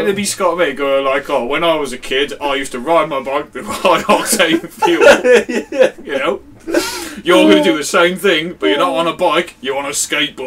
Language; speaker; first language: English; native; English